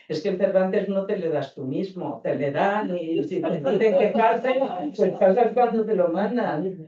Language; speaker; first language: Spanish; native; Spanish